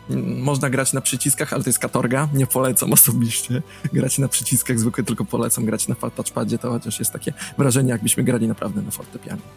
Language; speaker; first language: Polish; native; Polish